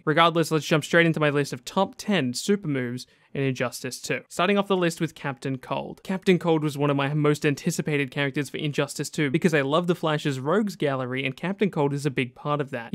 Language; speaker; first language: English; native; English